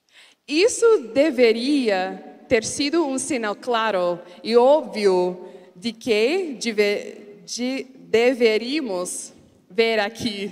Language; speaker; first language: Portuguese; non-native, learner; English